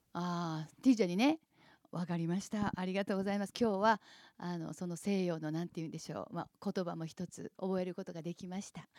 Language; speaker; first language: Japanese; native; Japanese